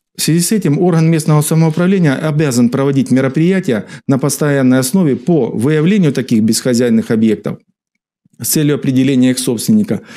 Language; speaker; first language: Russian; native; Russian